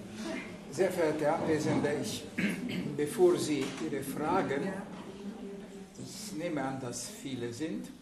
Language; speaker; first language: German; non-native, fluent; Hungarian